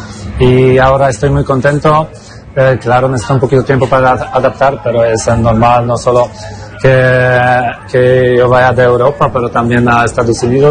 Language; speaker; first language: Spanish; non-native, learner; Polish